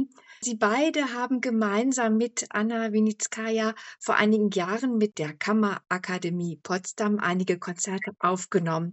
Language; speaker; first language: German; native; German